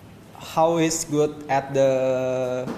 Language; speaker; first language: English; non-native, learner; Indonesian